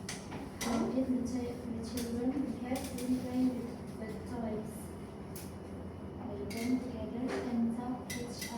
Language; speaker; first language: English; non-native, learner; Indonesian